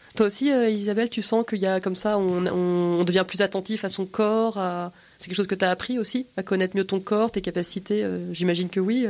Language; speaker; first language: French; native; French